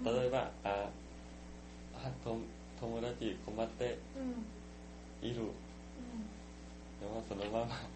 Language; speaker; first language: Japanese; non-native, learner; Thai